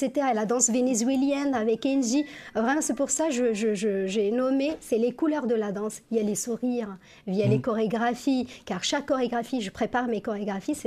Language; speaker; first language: French; non-native, local second language; Arabic